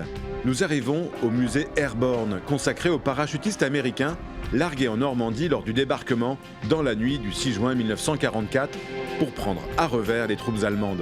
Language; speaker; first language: French; native; French